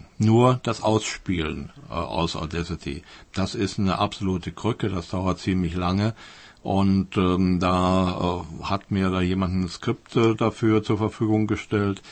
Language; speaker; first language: German; native; German